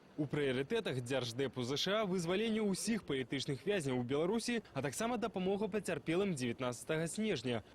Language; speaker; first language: Belarusian; native; Belarusian